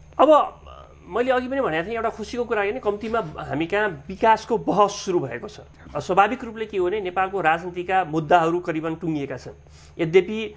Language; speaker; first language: Nepali; native; Nepali